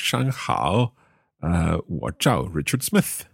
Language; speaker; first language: Chinese; non-native, learner; English